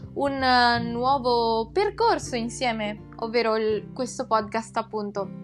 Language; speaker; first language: Italian; non-native, fluent; Filipino